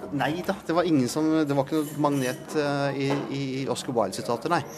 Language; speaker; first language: Norwegian; native; Norwegian